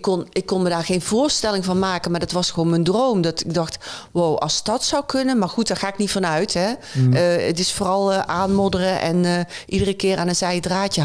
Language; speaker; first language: Dutch; native; Dutch